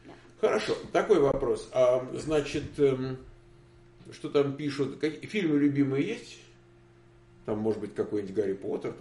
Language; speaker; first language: Russian; native; Russian